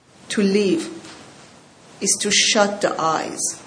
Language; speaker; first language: English; non-native, learner; Persian